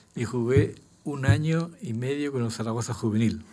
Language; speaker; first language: Spanish; native; Spanish